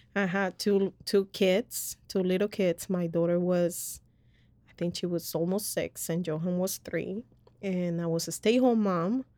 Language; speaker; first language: English; early bilingual, other home language; Spanish